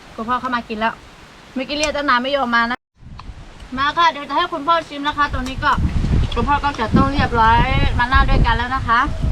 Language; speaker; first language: Thai; non-native, local second language; Lahu